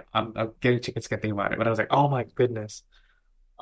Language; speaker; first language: English; native; English